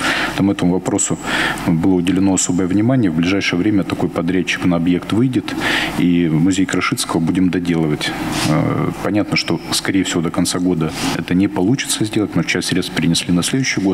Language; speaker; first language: Russian; native; Russian